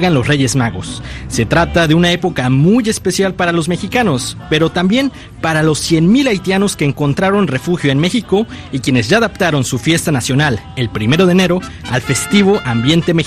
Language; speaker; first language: Spanish; native; Spanish